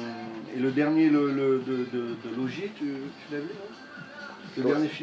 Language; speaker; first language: French; native; French